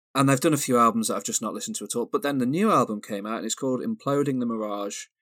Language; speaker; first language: English; native; English